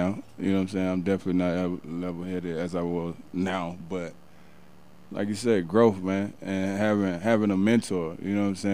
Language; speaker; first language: English; native; English